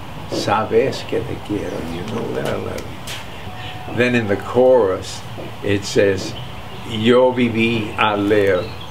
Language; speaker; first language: English; early bilingual, other home language; Spanish